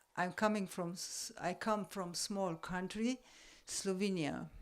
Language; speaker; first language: English; non-native, learner; Slovenian